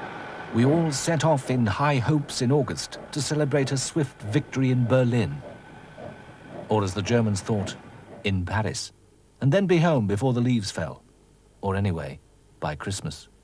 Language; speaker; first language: English; native; English